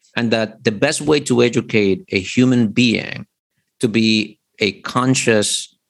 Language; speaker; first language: English; early bilingual, other home language; Spanish